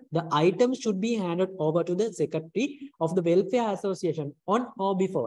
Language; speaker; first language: English; non-native, local second language; Sinhala